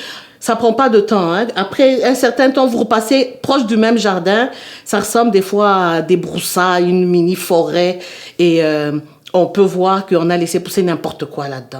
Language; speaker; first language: French; native; French